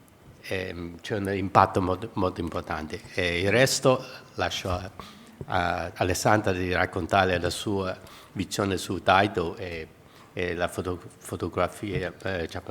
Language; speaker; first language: Italian; non-native, fluent; Chinese